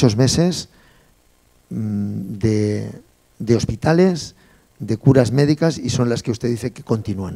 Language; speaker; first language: Spanish; native; Spanish